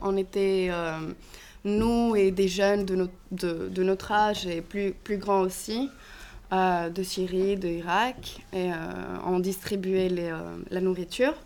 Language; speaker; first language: French; non-native, fluent; Greek